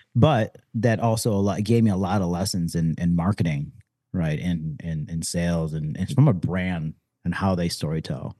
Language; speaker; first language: English; native; English